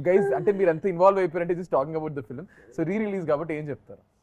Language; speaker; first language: Telugu; native; Telugu